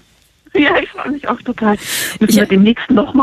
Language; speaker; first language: German; native; German